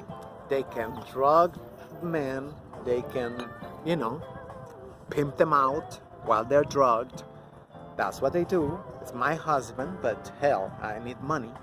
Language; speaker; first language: English; non-native, fluent; Spanish